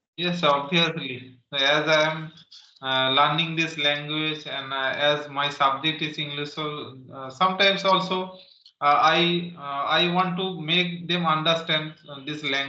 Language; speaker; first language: English; non-native, local second language; Santali